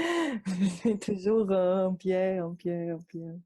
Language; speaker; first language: French; non-native, fluent; Portuguese